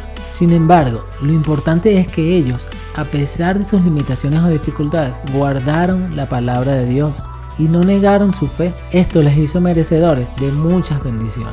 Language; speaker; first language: Spanish; native; Spanish